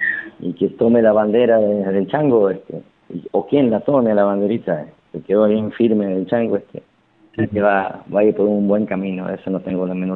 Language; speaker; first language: Spanish; native; Spanish